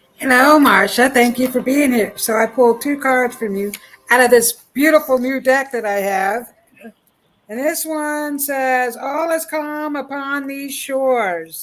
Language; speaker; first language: English; native; English